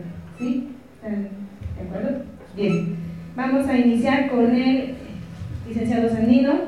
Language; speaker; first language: Spanish; native; Spanish